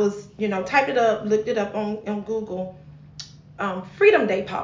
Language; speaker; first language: English; native; English